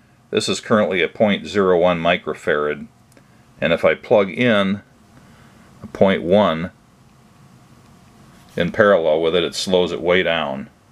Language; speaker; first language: English; native; English